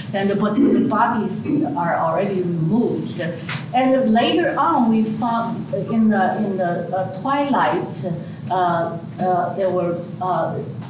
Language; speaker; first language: English; non-native, fluent; Chinese